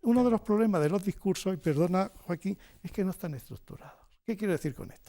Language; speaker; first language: Spanish; native; Spanish